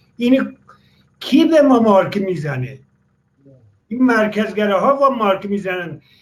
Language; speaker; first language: Persian; non-native, local second language; Azerbaijani